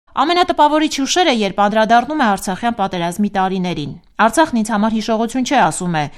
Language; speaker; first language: Armenian; native; Armenian